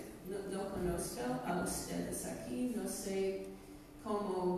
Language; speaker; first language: Spanish; non-native, fluent; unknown